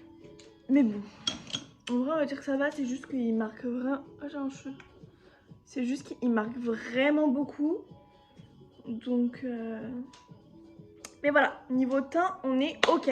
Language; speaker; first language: French; native; French